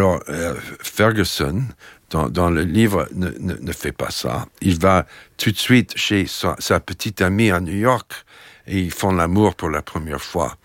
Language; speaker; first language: French; non-native, fluent; English